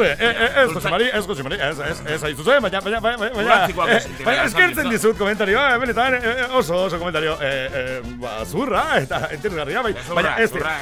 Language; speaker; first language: Basque; native; Basque